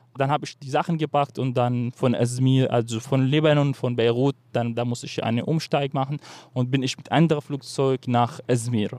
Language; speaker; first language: German; non-native, fluent; Arabic